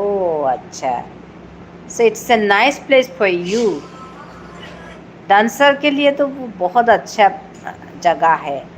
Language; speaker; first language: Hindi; non-native, local second language; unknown